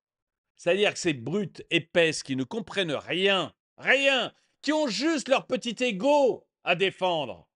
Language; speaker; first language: French; native; French